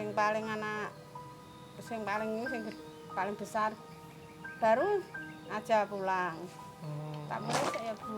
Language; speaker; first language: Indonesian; non-native, local second language; Javanese